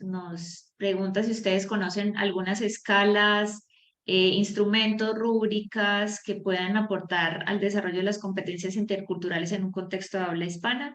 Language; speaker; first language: Spanish; native; Spanish